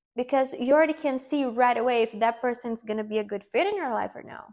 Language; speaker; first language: English; non-native, fluent; Portuguese